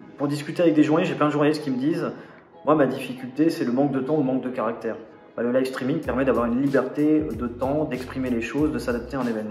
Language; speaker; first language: French; native; French